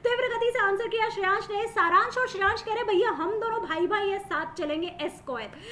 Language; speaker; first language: Hindi; native; Hindi